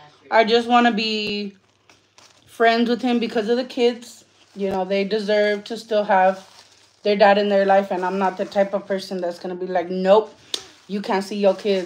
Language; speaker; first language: English; early bilingual, other home language; Spanish